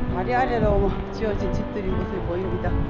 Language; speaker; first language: Korean; native; Korean